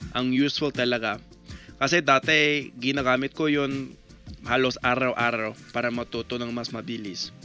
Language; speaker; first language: Filipino; non-native, fluent; English